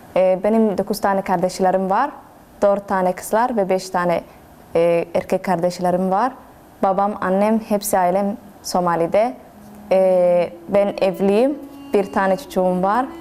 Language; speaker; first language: Turkish; non-native, learner; Somali